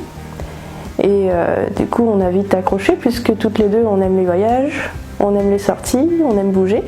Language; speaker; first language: French; native; French